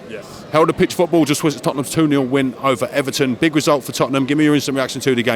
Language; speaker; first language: English; native; English